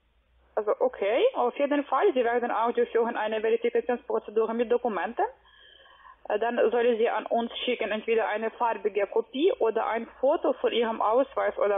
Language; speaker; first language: German; non-native, learner; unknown